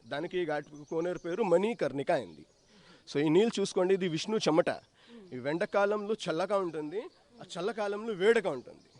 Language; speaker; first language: Telugu; non-native, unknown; Hindi